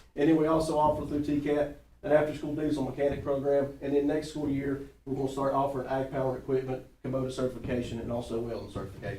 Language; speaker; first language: English; native; English